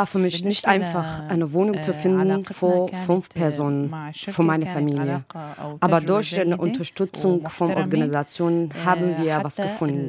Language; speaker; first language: German; non-native, learner; Arabic